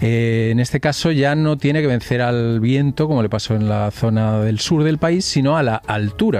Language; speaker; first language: Spanish; native; Spanish